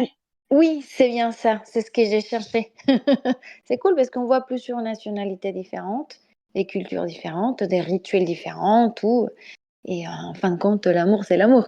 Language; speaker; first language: French; non-native, fluent; Spanish